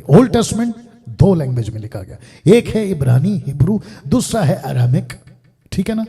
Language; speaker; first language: Hindi; non-native, local second language; Telugu